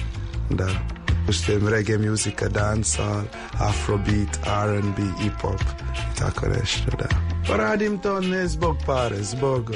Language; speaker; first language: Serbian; non-native, learner; English